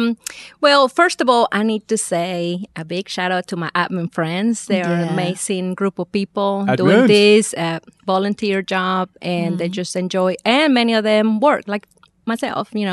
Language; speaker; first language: English; non-native, fluent; Spanish